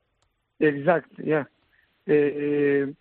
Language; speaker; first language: Spanish; non-native, learner; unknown